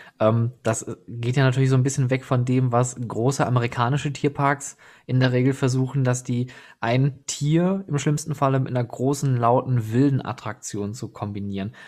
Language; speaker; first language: German; native; German